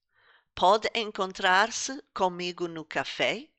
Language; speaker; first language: Portuguese; non-native, fluent; English